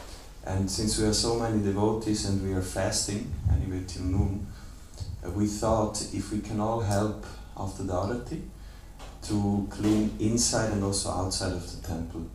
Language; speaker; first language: English; non-native, fluent; German